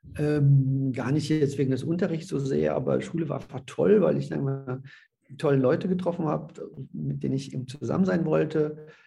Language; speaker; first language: German; early bilingual, other home language; Russian